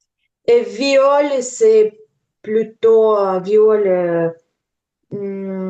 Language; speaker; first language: French; non-native, learner; Ukrainian